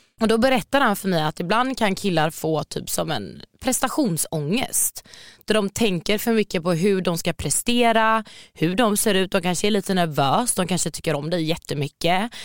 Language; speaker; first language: Swedish; native; Swedish